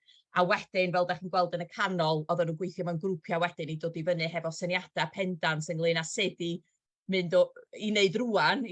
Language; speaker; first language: Welsh; native; Welsh